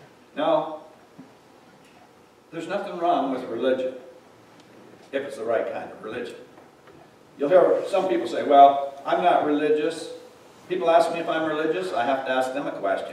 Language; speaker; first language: English; native; English